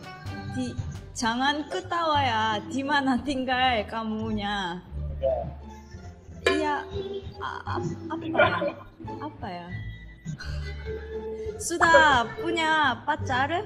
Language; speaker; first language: Indonesian; non-native, fluent; Korean